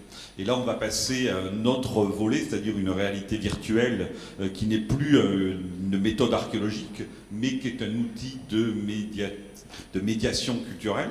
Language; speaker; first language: French; native; French